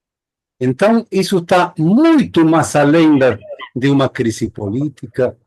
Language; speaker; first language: Portuguese; non-native, fluent; Spanish